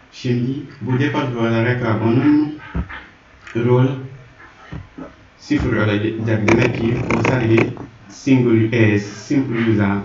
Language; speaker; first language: Turkish; non-native, learner; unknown